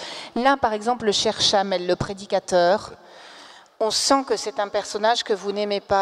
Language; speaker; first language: French; native; French